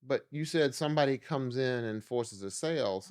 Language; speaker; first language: English; native; English